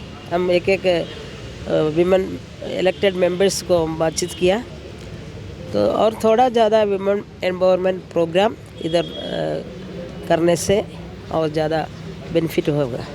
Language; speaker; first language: Hindi; non-native, local second language; Malayalam